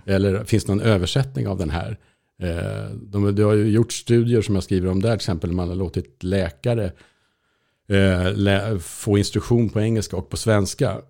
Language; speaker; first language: Swedish; native; Swedish